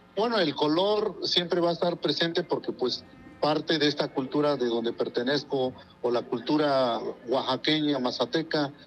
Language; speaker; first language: Spanish; non-native, local second language; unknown